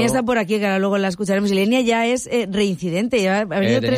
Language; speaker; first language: Spanish; native; Spanish